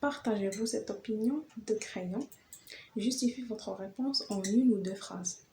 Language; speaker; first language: French; non-native, local second language; Arabic